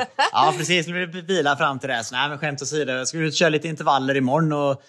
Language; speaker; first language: Swedish; native; Swedish